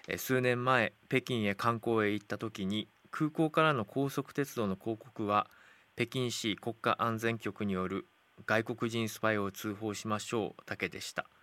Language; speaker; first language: Japanese; native; Japanese